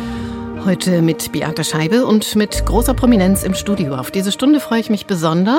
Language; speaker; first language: German; native; German